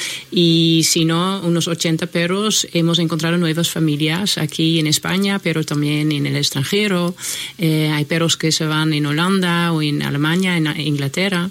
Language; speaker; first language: Spanish; non-native, fluent; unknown